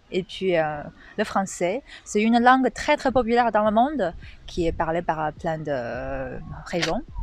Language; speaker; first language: French; non-native, fluent; Chinese